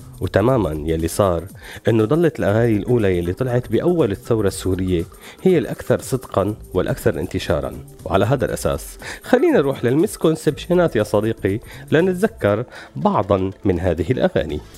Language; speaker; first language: Arabic; native; Arabic